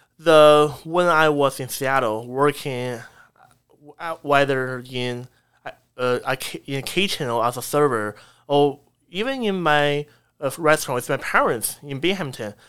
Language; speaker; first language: English; non-native, fluent; Chinese